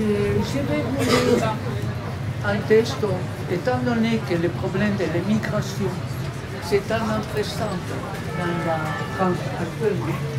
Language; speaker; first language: French; non-native, fluent; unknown